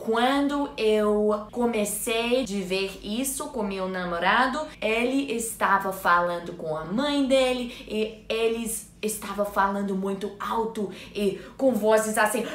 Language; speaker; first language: Portuguese; non-native, learner; English